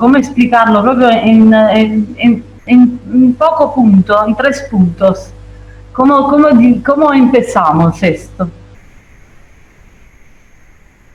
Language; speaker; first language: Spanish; non-native, fluent; Italian